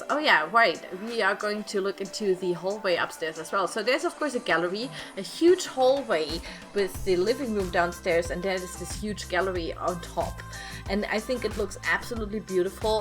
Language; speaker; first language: English; non-native, fluent; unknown